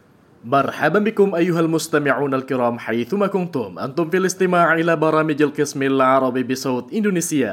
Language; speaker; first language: Arabic; non-native, fluent; Indonesian